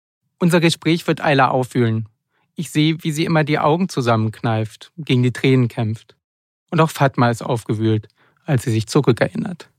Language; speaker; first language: German; native; German